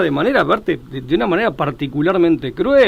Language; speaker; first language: Spanish; native; Spanish